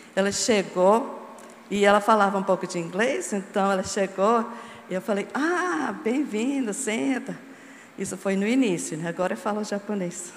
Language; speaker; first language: Portuguese; non-native, fluent; English